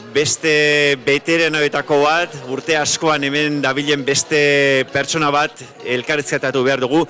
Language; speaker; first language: Basque; native; Basque